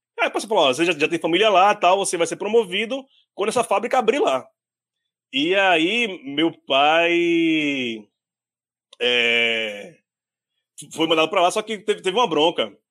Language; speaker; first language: Portuguese; native; Portuguese